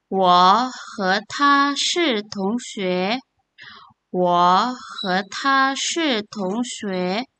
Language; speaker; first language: Chinese; non-native, fluent; Indonesian